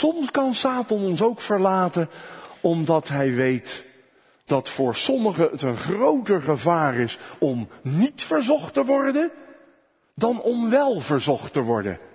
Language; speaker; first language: Dutch; native; Dutch